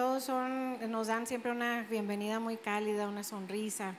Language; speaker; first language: Spanish; native; Spanish